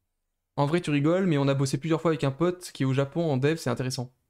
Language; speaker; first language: French; native; French